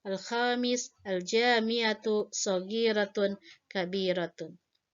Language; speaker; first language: Arabic; non-native, fluent; Indonesian